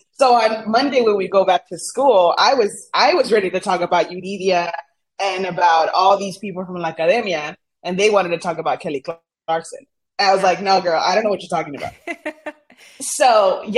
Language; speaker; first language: English; early bilingual, other home language; Spanish